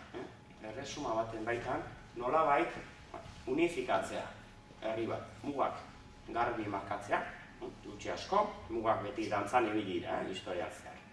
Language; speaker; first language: Basque; native; Basque